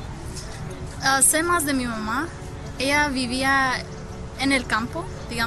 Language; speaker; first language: Spanish; early bilingual, heritage; Spanish